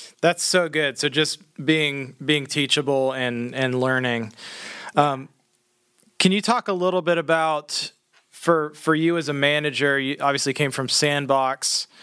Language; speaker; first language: English; native; English